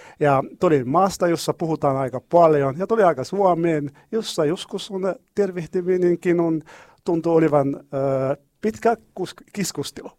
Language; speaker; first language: Finnish; non-native, learner; Arabic